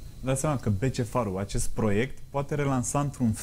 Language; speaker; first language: Romanian; native; Romanian